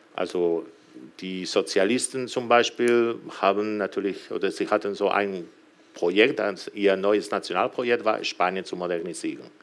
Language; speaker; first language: German; non-native, fluent; Galician